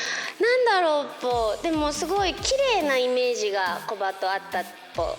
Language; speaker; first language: Japanese; native; Japanese